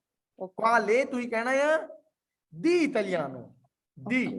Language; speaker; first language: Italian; non-native, fluent; Punjabi